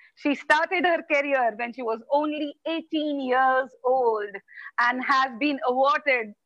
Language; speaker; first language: English; non-native, local second language; Marathi